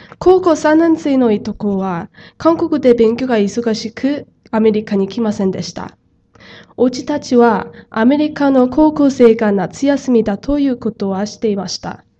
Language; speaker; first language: Japanese; non-native, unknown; Korean